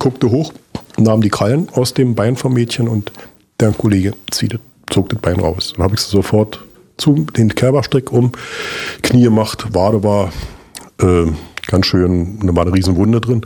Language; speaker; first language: German; native; German